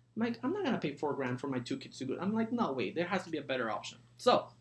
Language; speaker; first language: English; early bilingual, other home language; Spanish